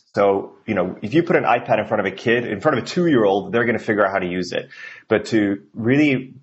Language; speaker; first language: English; non-native, fluent; Norwegian